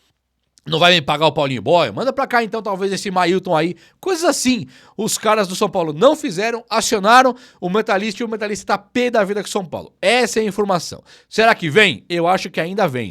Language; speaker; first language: Portuguese; native; Portuguese